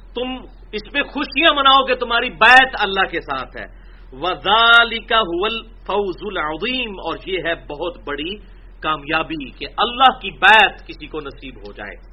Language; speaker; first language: Urdu; non-native, local second language; Punjabi